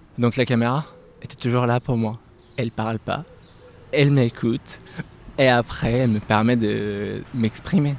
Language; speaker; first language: French; non-native, fluent; Arabic